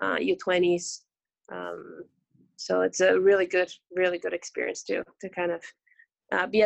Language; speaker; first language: English; non-native, fluent; Portuguese